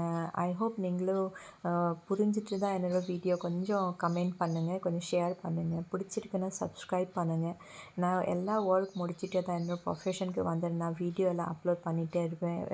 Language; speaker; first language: Tamil; non-native, fluent; Assamese